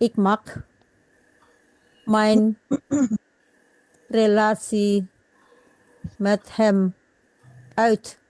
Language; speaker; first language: Dutch; non-native, fluent; Indonesian